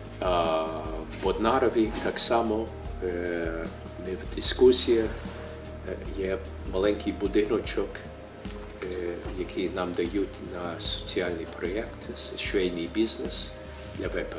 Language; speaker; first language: Ukrainian; early bilingual, heritage; Ukrainian